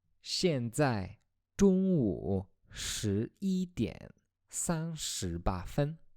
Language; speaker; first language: Chinese; non-native, fluent; Polish